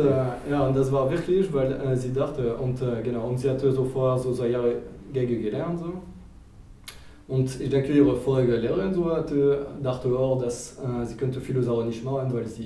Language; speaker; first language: German; non-native, fluent; French